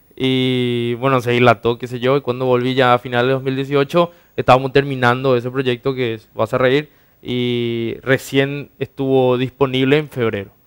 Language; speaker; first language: Spanish; native; Spanish